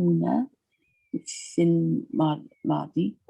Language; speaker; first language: Arabic; non-native, learner; English